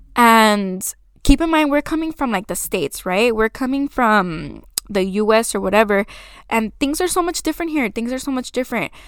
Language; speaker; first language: English; early bilingual, other home language; Spanish